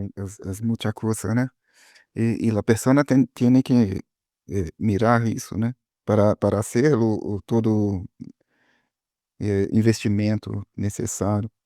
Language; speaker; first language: Spanish; non-native, learner; Portuguese